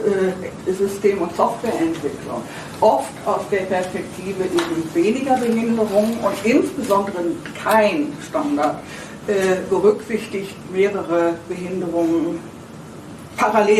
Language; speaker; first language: German; native; German